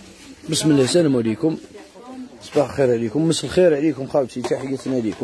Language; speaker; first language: Arabic; native; Arabic